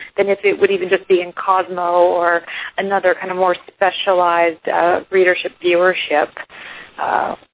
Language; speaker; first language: English; early bilingual, other home language; Icelandic